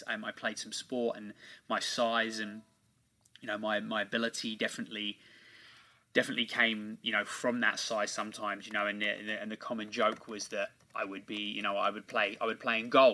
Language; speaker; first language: English; native; English